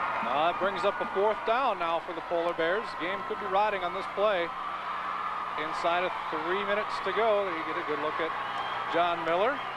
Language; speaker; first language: English; native; English